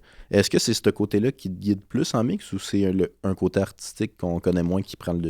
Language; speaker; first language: French; native; French